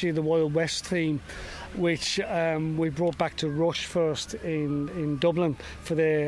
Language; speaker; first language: English; native; English